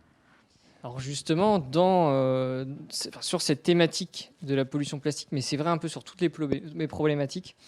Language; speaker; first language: French; native; French